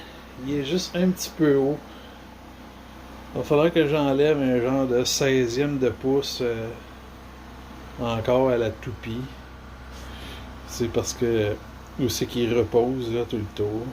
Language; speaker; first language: French; native; French